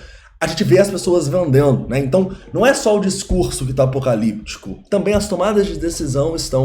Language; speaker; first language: Portuguese; native; Portuguese